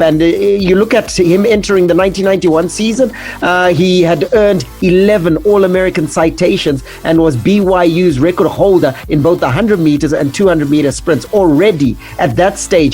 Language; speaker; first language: English; native; English